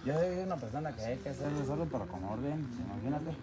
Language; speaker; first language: Spanish; native; Spanish